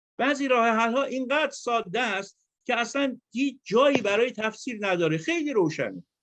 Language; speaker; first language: Persian; native; Persian